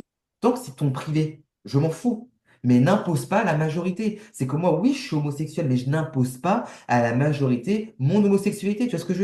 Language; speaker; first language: French; native; French